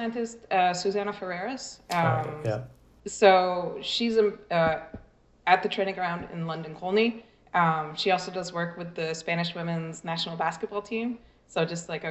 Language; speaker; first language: English; native; English